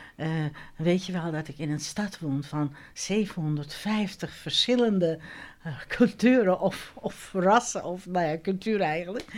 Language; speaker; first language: Dutch; non-native, fluent; Turkish